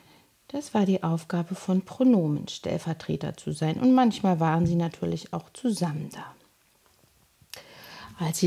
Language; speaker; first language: German; native; German